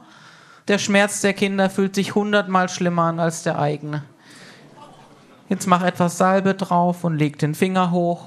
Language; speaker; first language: German; native; German